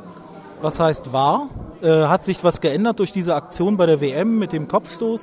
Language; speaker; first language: German; native; German